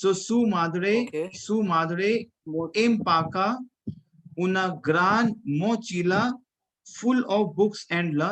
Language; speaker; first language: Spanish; non-native, fluent; Hindi